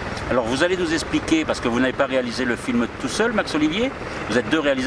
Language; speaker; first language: French; native; French